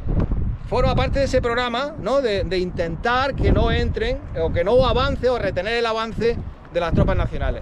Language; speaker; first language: Spanish; native; Spanish